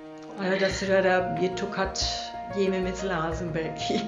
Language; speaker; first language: Turkish; early bilingual, heritage; Turkish